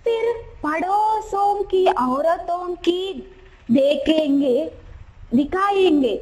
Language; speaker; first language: Hindi; non-native, local second language; Telugu